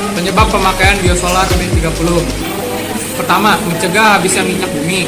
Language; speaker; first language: Indonesian; native; Indonesian